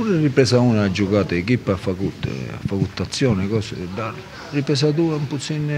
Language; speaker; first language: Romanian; non-native, learner; Italian